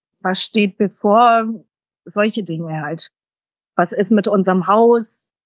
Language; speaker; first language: German; early bilingual, heritage; German